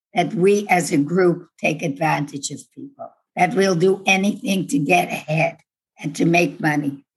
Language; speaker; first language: English; non-native, fluent; Dutch